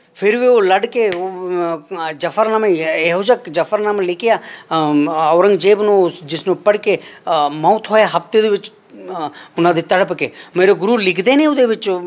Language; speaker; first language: Punjabi; non-native, fluent; Kannada